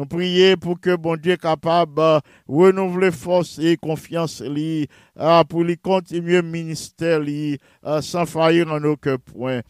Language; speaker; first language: French; non-native, local second language; Haitian Creole